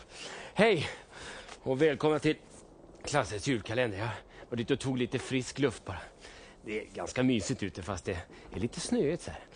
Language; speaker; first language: Swedish; native; Swedish